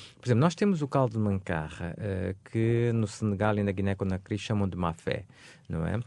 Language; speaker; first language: Portuguese; non-native, local second language; Upper Guinea Crioulo